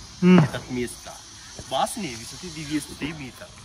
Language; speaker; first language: Russian; non-native, learner; Sinhala